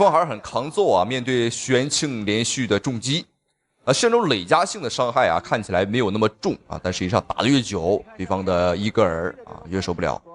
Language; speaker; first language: Chinese; native; Chinese